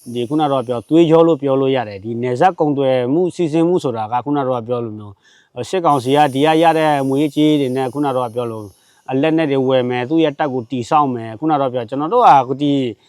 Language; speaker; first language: Burmese; non-native, local second language; S'gaw Karen